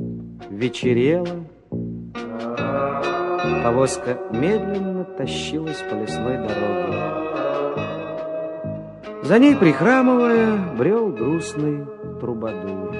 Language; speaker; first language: Russian; native; Russian